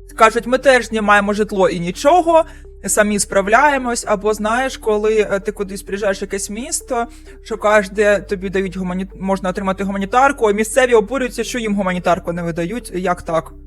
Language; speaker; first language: Ukrainian; non-native, local second language; Russian